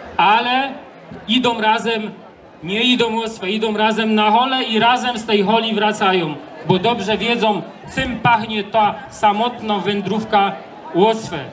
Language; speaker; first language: Polish; native; Polish